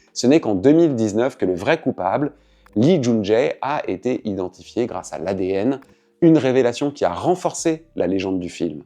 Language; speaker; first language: French; native; French